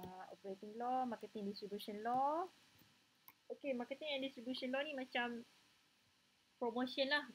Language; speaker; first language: English; non-native, local second language; Malay